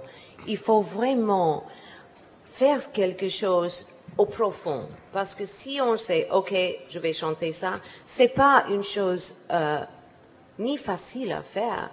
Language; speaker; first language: French; non-native, learner; English